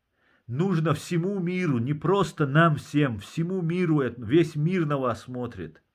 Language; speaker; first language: Russian; non-native, local second language; Chechen